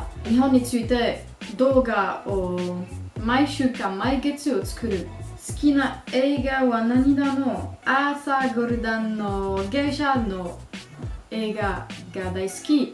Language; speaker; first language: Japanese; non-native, learner; French